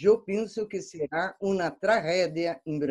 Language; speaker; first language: Spanish; non-native, fluent; Portuguese